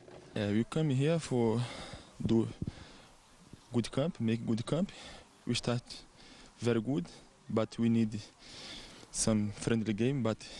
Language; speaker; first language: English; non-native, learner; Portuguese